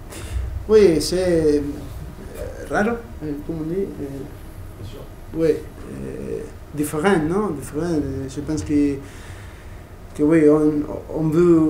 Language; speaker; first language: French; non-native, learner; Spanish